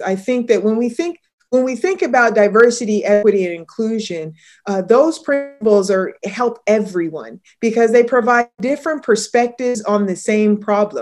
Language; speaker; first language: English; native; English